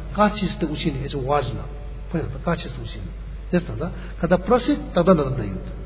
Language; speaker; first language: Russian; non-native, learner; Tibetan